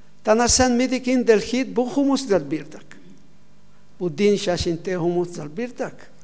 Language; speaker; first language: Mongolian; non-native, learner; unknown